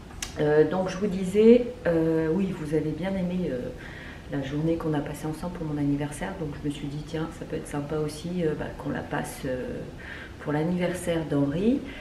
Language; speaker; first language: French; native; French